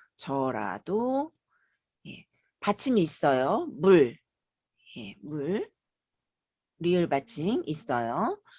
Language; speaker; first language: Korean; native; Korean